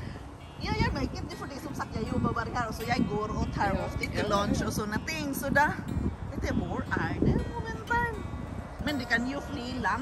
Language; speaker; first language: Norwegian; non-native, learner; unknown